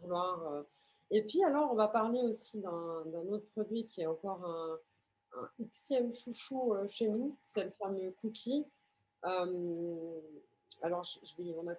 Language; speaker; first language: French; native; French